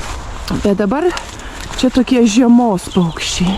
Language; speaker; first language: Lithuanian; native; Lithuanian